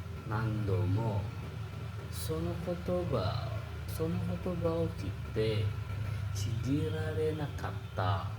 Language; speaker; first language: Japanese; non-native, learner; Indonesian